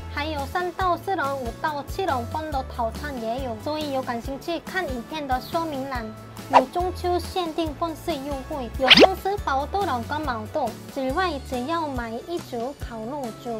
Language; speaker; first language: Chinese; non-native, fluent; Korean